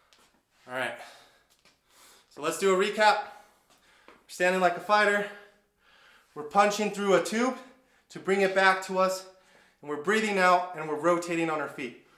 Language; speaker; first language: English; native; English